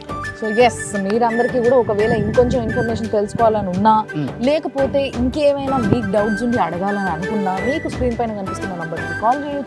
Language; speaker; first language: Telugu; native; Telugu